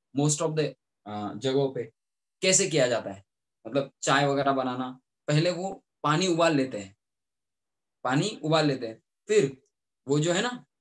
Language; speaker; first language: Hindi; native; Hindi